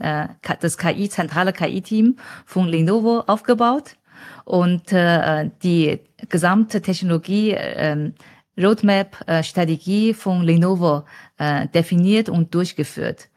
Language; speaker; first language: German; non-native, fluent; Chinese